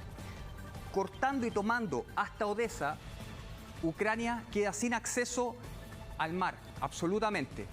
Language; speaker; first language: Spanish; native; Spanish